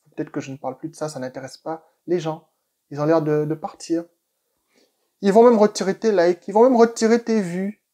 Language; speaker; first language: French; native; French